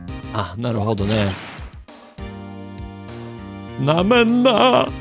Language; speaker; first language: Japanese; non-native, learner; English